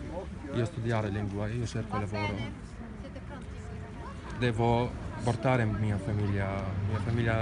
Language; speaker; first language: Italian; non-native, learner; Arabic